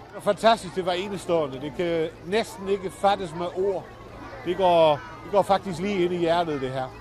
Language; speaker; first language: Danish; non-native, local second language; Western Frisian